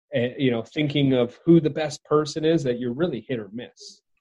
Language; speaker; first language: English; native; English